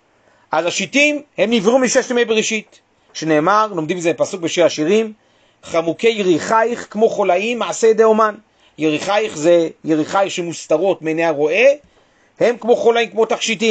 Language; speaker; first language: Hebrew; native; Hebrew